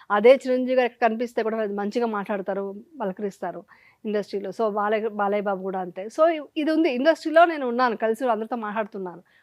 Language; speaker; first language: Telugu; native; Telugu